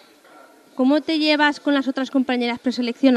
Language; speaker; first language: Spanish; native; Spanish